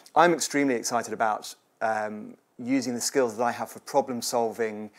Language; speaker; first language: English; native; English